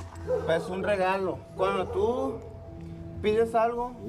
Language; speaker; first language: Spanish; native; Spanish